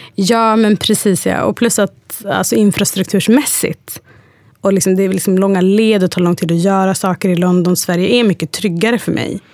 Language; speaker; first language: Swedish; early bilingual, other home language; Arabic